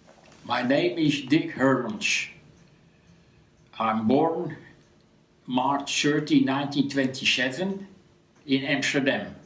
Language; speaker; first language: English; non-native, learner; Dutch